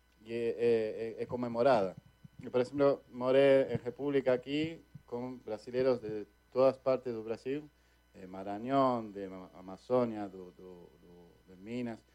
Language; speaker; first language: Portuguese; non-native, fluent; Spanish